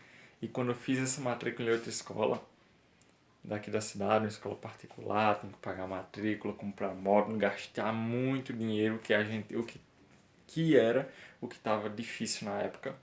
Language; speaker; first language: Portuguese; native; Portuguese